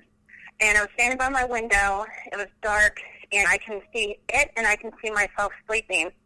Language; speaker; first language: English; native; English